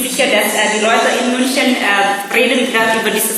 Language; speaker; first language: German; non-native, learner; Indonesian